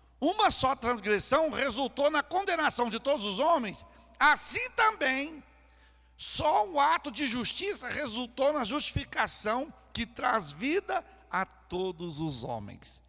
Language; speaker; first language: Portuguese; native; Portuguese